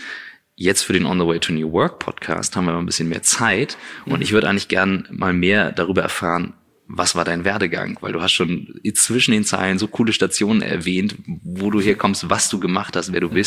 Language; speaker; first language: German; native; German